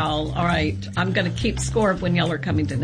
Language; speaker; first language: English; native; English